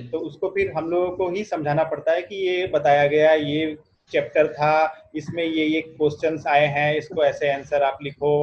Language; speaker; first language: Hindi; native; Hindi